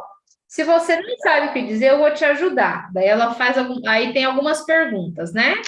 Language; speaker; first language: Portuguese; native; Portuguese